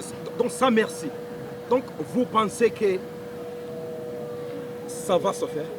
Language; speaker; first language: French; non-native, local second language; Kinyarwanda